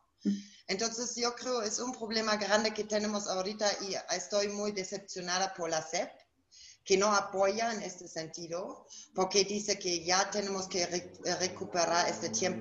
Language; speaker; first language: Spanish; non-native, fluent; German